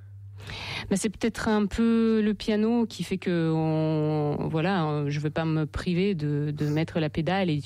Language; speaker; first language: French; non-native, fluent; Russian